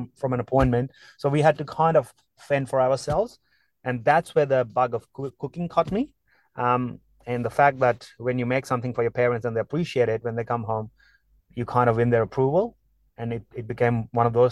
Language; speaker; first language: English; non-native, local second language; Punjabi